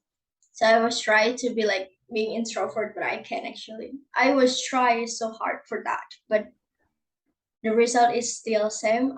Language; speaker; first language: English; non-native, learner; Indonesian